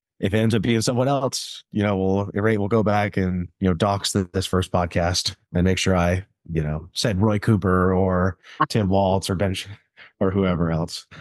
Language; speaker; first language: English; native; English